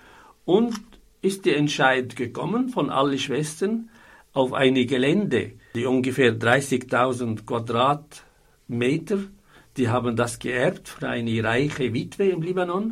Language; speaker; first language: German; non-native, fluent; Arabic